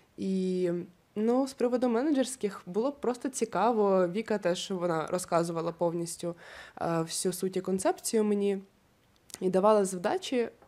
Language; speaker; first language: Ukrainian; native; Ukrainian